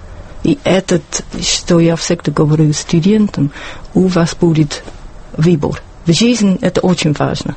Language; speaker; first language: Russian; non-native, learner; English